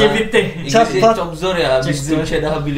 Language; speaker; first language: Turkish; non-native, learner; Indonesian